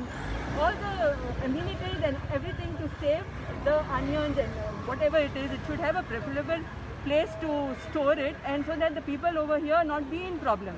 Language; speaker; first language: English; non-native, local second language; Konkani